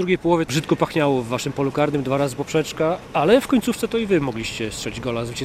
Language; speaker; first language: Polish; native; Polish